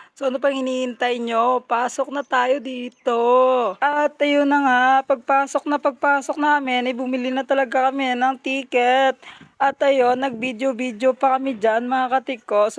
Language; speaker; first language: Filipino; non-native, local second language; Hiligaynon